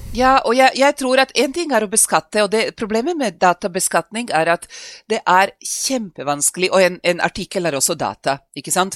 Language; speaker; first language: Norwegian; non-native, fluent; Serbian